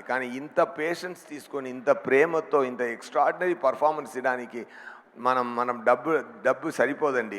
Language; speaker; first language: Telugu; non-native, learner; Tamil